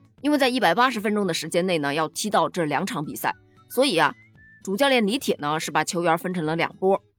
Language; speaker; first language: Chinese; native; Chinese